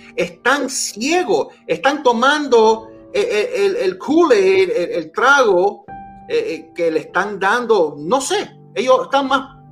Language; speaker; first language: Spanish; early bilingual, heritage; Spanish